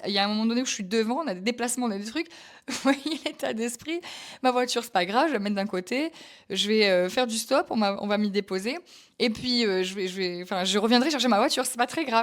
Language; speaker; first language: French; native; French